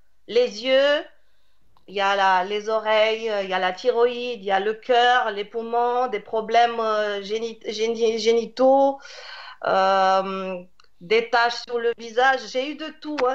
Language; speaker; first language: French; non-native, fluent; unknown